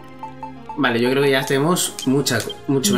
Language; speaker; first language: Spanish; native; Spanish